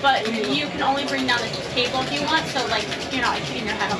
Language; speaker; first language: English; native; English